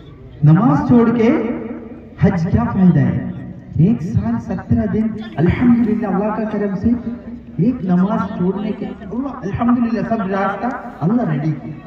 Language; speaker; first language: Hindi; non-native, local second language; Malayalam